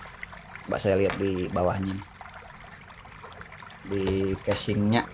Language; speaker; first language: Indonesian; non-native, local second language; Sundanese